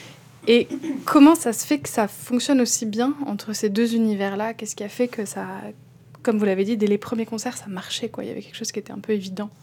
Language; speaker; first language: French; native; French